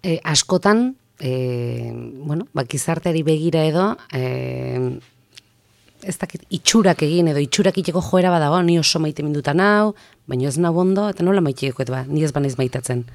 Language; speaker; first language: Basque; native; Basque